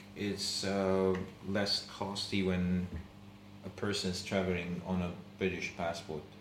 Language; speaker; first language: English; non-native, fluent; Arabic